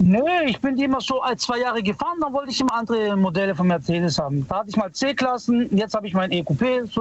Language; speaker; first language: German; early bilingual, other home language; Italian